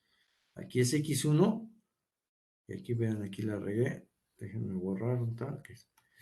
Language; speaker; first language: Spanish; native; Spanish